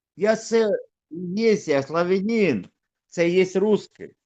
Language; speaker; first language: Russian; native; Russian